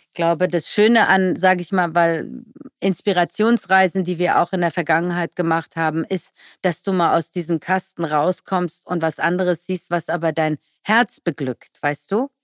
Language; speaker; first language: German; early bilingual, other home language; Persian